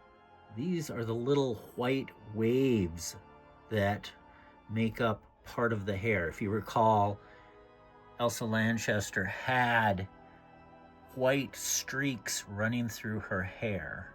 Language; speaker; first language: English; native; English